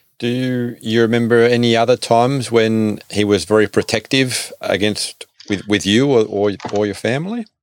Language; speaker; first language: English; native; English